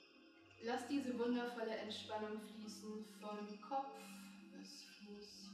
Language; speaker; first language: German; native; German